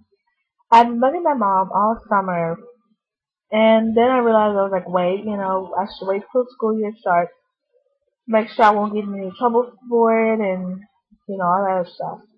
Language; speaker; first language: English; native; English